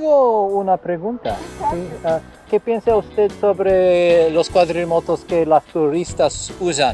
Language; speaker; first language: Spanish; non-native, learner; English